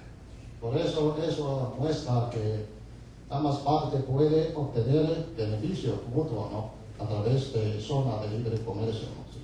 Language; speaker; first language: Spanish; non-native, fluent; Chinese